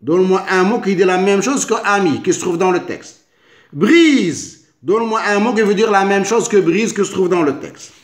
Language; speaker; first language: French; non-native, local second language; Arabic